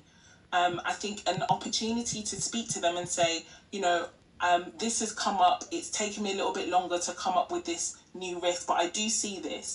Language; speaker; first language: English; non-native, local second language; Yoruba